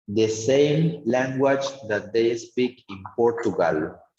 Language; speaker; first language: English; non-native, fluent; Spanish